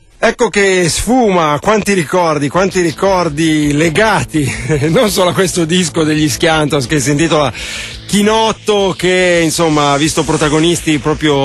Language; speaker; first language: Italian; native; Italian